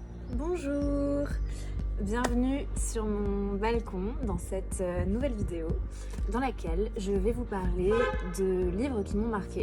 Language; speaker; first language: French; native; French